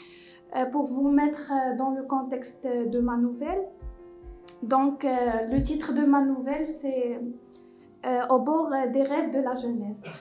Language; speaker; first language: French; non-native, local second language; Arabic